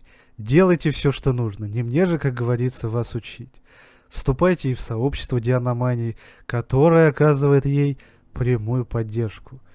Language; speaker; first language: Russian; native; Russian